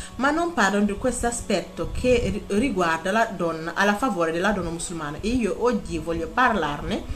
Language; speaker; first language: Italian; non-native, fluent; Wolof